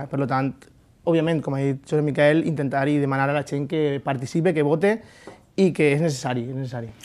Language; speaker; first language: Catalan; native; Catalan